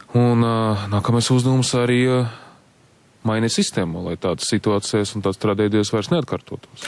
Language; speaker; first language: Latvian; non-native, local second language; Russian